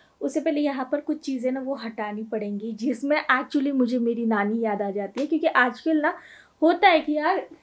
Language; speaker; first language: Hindi; native; Hindi